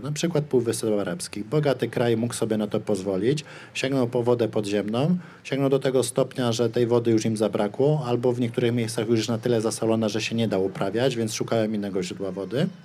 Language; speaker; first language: Polish; native; Polish